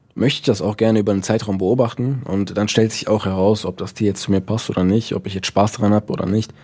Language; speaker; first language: German; early bilingual, other home language; Dutch